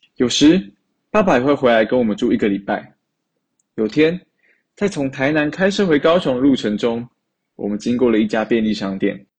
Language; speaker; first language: Chinese; native; Chinese